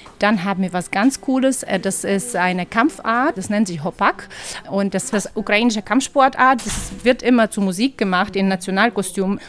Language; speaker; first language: German; non-native, fluent; Ukrainian